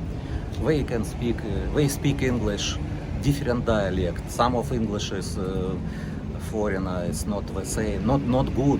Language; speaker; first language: English; non-native, learner; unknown